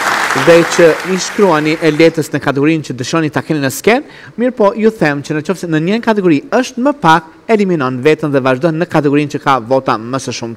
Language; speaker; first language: Albanian; native; Albanian